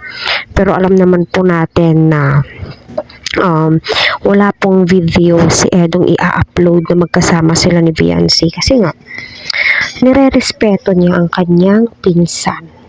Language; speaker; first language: Filipino; native; Filipino